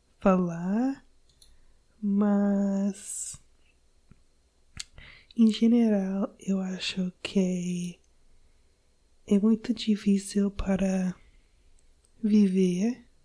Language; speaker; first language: Portuguese; non-native, learner; English